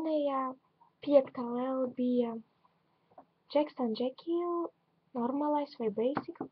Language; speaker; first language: Latvian; non-native, local second language; Russian